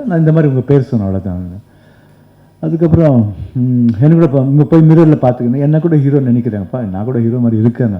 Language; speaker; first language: Tamil; non-native, local second language; Kannada